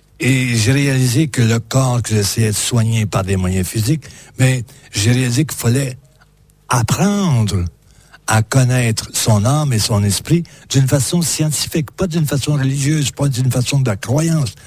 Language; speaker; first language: French; native; French